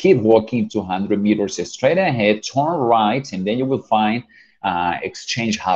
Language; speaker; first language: English; non-native, fluent; Spanish